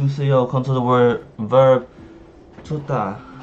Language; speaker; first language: Korean; non-native, learner; English